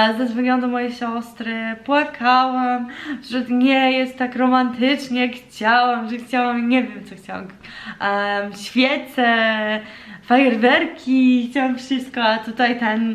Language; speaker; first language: Polish; early bilingual, heritage; Polish